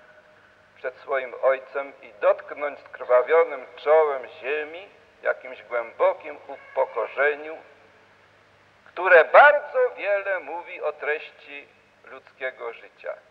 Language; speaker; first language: Polish; native; Polish